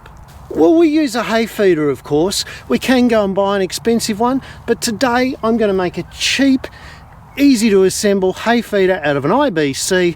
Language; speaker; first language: English; native; English